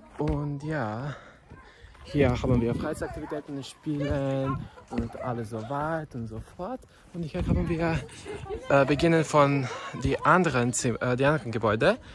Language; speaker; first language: German; non-native, learner; Serbian